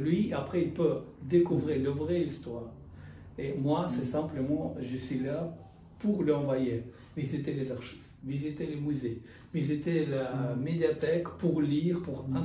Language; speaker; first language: French; non-native, fluent; Russian